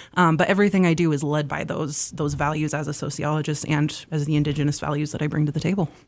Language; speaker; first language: English; native; English